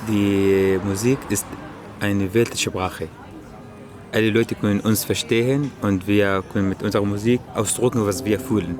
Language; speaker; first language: German; non-native, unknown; Arabic